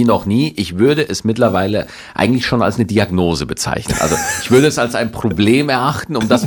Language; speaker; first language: German; native; German